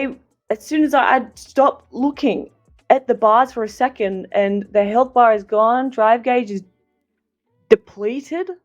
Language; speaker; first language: English; native; English